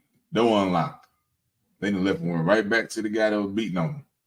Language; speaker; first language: English; native; English